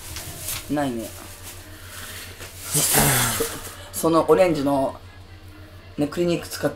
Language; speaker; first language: Japanese; native; Japanese